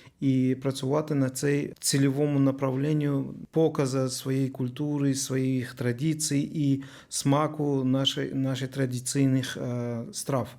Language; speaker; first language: Ukrainian; non-native, learner; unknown